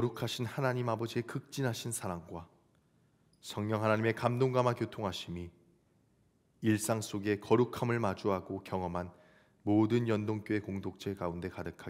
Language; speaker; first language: Korean; native; Korean